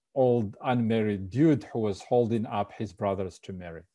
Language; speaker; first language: English; non-native, fluent; Russian